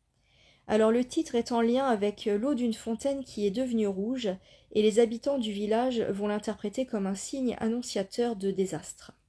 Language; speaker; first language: French; native; French